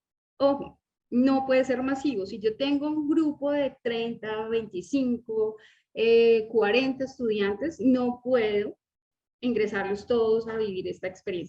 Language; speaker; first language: Spanish; native; Spanish